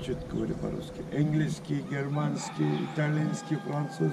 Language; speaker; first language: Russian; non-native, learner; Turkish